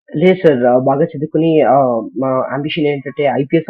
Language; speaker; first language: Telugu; non-native, learner; Kannada